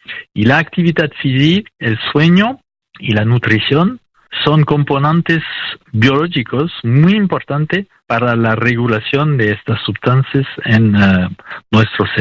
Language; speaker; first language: Spanish; non-native, fluent; French